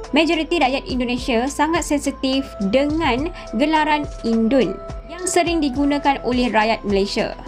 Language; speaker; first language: Malay; native; Malay